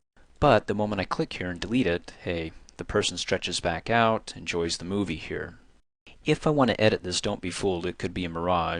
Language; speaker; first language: English; native; English